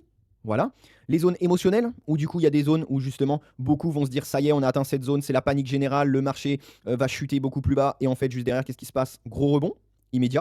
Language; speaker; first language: French; native; French